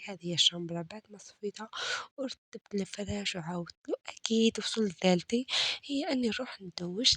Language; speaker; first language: Arabic; native; Arabic